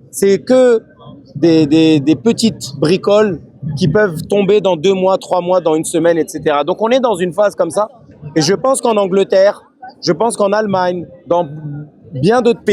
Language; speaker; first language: French; native; French